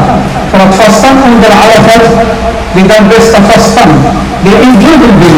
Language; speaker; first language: Swedish; non-native, fluent; Somali